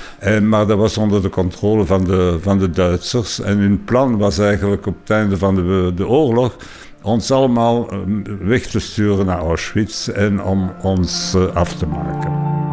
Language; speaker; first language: Dutch; non-native, local second language; French